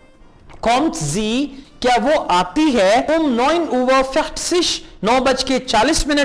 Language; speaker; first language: German; non-native, fluent; Urdu